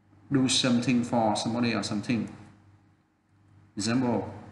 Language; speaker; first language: English; non-native, fluent; Vietnamese